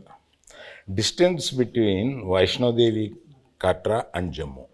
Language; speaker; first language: Telugu; native; Telugu